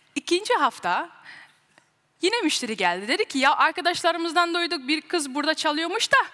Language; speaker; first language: Turkish; early bilingual, heritage; Turkish